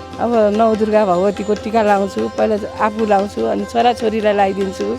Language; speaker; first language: Nepali; native; Nepali